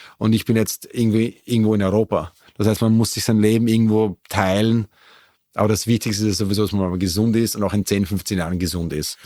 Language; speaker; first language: German; native; German